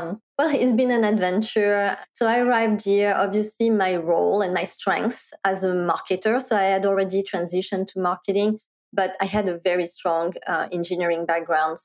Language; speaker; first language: English; non-native, fluent; French